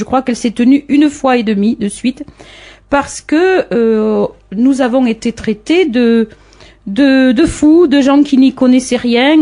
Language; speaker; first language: French; native; French